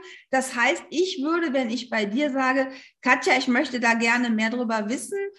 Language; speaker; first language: German; native; German